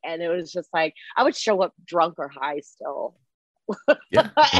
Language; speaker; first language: English; non-native, fluent; Chinese